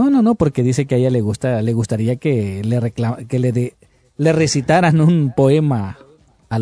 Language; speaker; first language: Spanish; native; Spanish